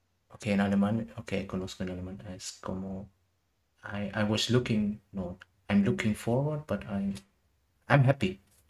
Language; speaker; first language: Spanish; non-native, learner; German